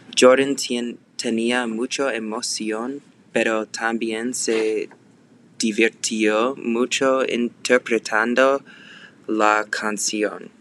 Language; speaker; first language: Spanish; non-native, learner; English